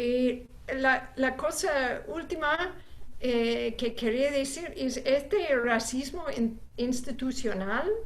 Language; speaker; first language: Spanish; non-native, fluent; English